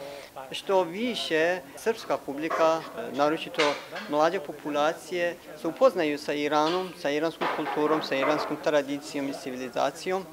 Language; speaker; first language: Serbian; non-native, fluent; Persian